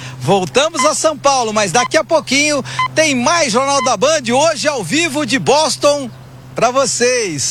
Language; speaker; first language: Portuguese; native; Portuguese